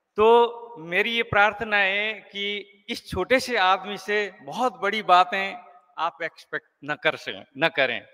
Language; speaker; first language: Hindi; non-native, fluent; Nepali